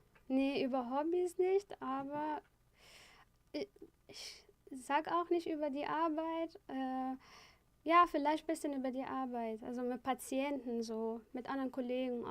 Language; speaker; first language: German; non-native, fluent; Arabic